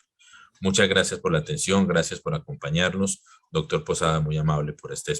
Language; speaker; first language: Spanish; native; Spanish